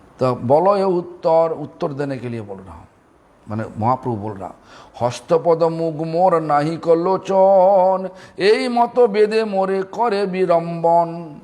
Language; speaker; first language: Hindi; non-native, local second language; Bangla